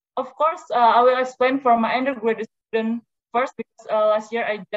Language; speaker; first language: English; non-native, learner; Indonesian